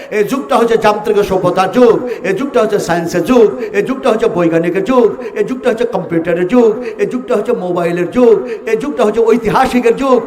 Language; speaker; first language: Bangla; non-native, local second language; Urdu